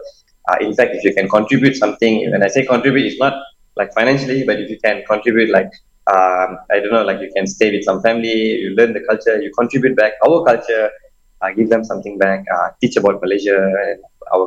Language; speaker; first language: English; non-native, local second language; Tamil